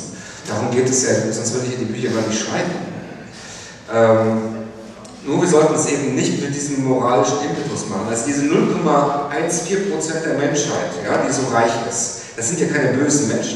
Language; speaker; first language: German; native; German